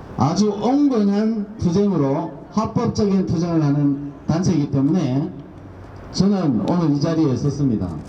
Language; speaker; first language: Korean; native; Korean